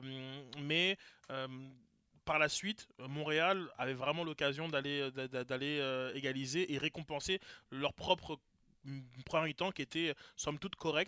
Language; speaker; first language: French; native; French